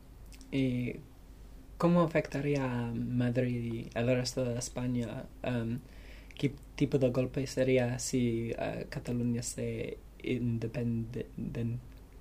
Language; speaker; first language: Spanish; non-native, learner; English